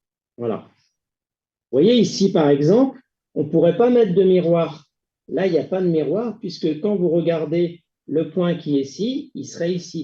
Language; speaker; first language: French; native; French